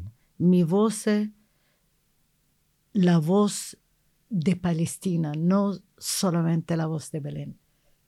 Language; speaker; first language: Spanish; non-native, learner; Arabic